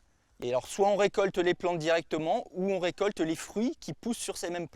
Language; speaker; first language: French; native; French